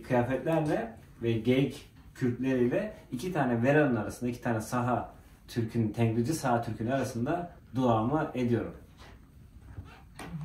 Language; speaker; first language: Turkish; native; Turkish